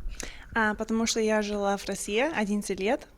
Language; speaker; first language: Russian; non-native, fluent; English